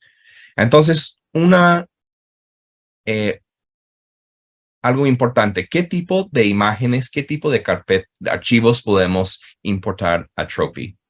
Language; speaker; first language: Spanish; non-native, fluent; English